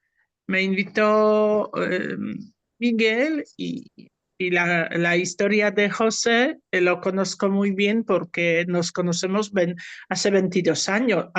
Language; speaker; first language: Spanish; non-native, fluent; Polish